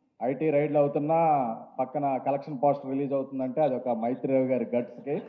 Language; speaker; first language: Telugu; native; Telugu